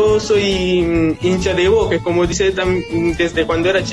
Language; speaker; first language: Spanish; non-native, learner; Italian